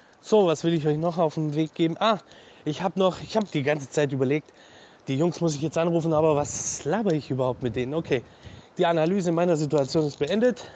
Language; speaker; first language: German; native; German